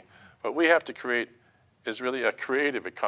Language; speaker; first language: English; native; English